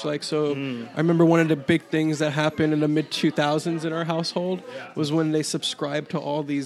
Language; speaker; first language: English; native; English